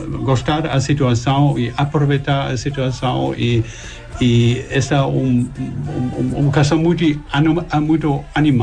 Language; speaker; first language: Portuguese; non-native, learner; German